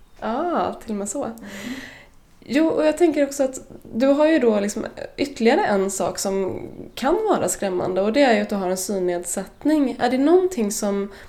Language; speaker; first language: Swedish; native; Swedish